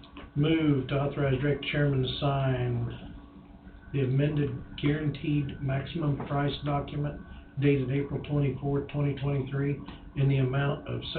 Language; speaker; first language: English; native; English